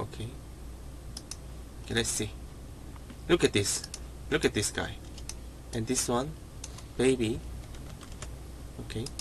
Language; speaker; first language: English; non-native, learner; Korean